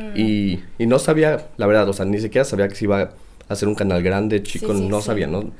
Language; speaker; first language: Spanish; native; Spanish